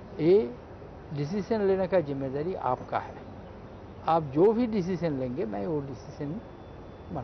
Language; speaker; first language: Hindi; non-native, local second language; Bangla